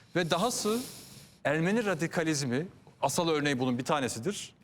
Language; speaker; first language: Turkish; native; Turkish